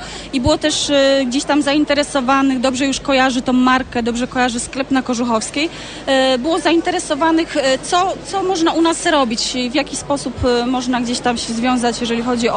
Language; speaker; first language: Polish; native; Polish